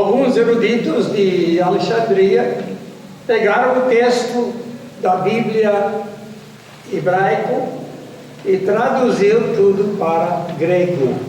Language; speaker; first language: Portuguese; non-native, fluent; English